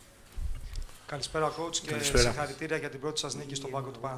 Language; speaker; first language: Greek; native; Greek